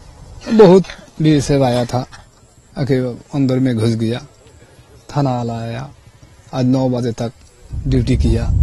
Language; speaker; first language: Hindi; non-native, local second language; Bangla